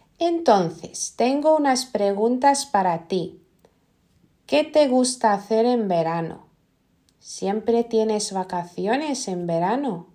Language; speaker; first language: Spanish; non-native, fluent; Lithuanian